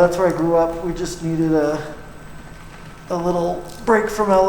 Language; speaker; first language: English; native; English